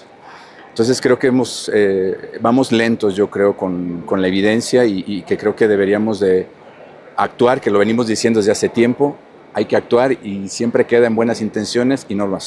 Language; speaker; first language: Spanish; native; Spanish